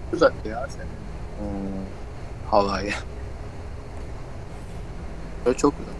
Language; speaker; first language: Turkish; early bilingual, heritage; Turkish